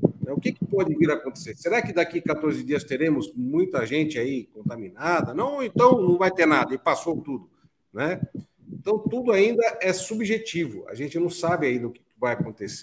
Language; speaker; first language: Portuguese; native; Portuguese